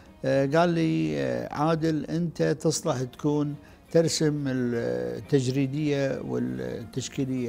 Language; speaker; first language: Arabic; native; Arabic